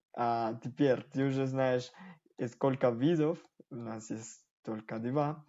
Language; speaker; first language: Russian; non-native, fluent; Spanish